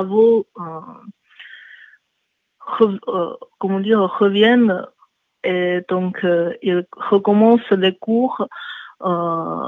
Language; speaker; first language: French; non-native, learner; Chinese